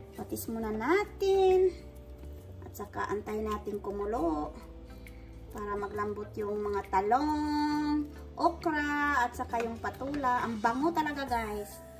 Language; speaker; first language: Filipino; non-native, local second language; Cebuano